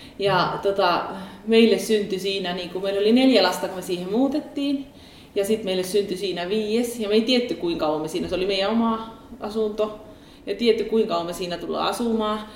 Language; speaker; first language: Finnish; early bilingual, heritage; Finnish